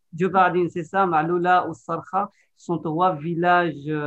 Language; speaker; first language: French; non-native, fluent; Arabic